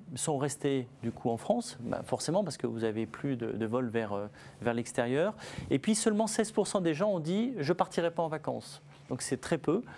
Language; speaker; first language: French; native; French